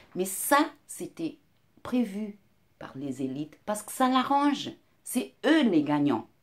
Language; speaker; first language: French; non-native, fluent; Portuguese